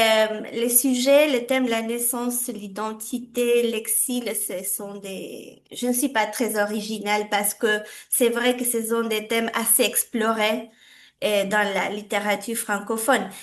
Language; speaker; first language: French; non-native, fluent; Spanish